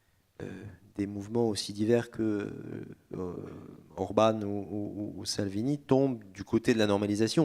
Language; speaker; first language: French; native; French